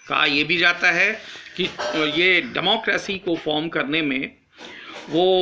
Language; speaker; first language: Hindi; native; Hindi